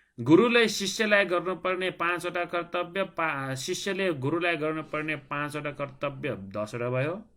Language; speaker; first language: Nepali; non-native, local second language; Newari